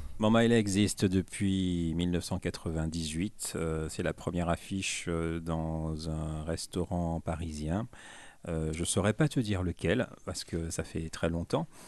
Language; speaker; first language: French; native; French